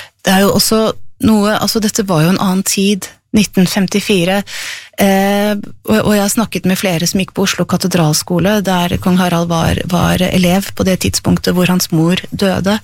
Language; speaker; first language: Norwegian; native; Norwegian